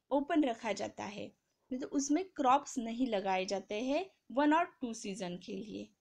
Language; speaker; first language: Hindi; non-native, local second language; Marathi